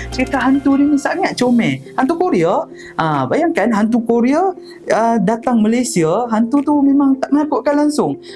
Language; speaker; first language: Malay; native; Malay